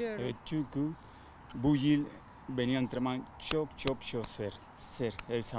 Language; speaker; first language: Turkish; non-native, learner; Spanish